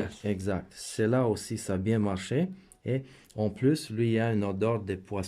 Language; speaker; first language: French; non-native, fluent; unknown